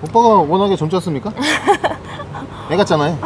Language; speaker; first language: Korean; native; Korean